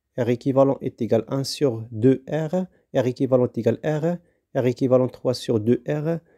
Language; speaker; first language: French; non-native, local second language; Arabic